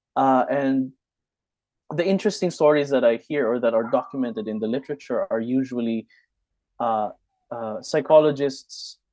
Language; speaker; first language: English; non-native, local second language; Hiligaynon